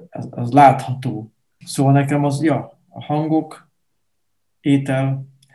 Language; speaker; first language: Hungarian; non-native, fluent; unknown